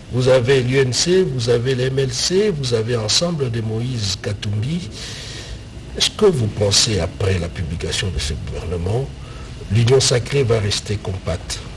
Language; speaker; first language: French; non-native, local second language; Lingala